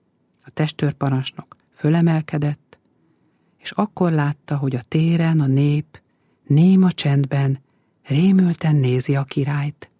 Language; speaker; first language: Hungarian; native; Hungarian